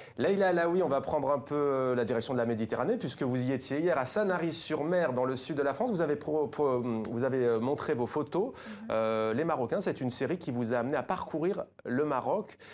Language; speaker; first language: French; native; French